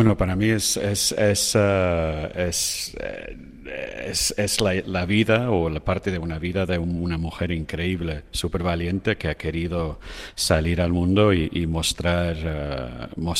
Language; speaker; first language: Spanish; non-native, fluent; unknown